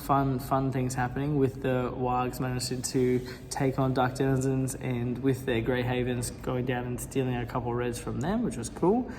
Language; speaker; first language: English; native; English